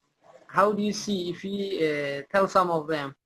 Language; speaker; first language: English; non-native, learner; Somali